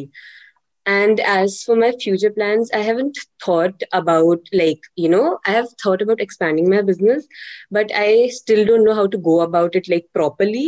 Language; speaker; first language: English; non-native, local second language; Hindi